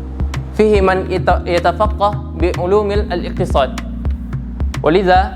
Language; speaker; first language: Arabic; non-native, fluent; Indonesian